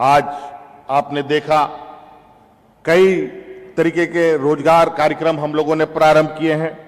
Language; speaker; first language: Hindi; native; Hindi